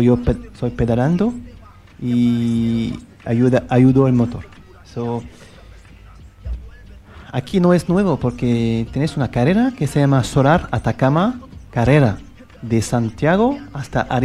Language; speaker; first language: Spanish; non-native, learner; French